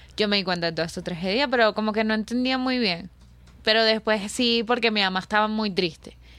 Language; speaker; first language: Spanish; native; Spanish